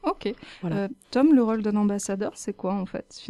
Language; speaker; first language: French; native; French